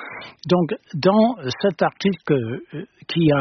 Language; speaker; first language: French; non-native, fluent; English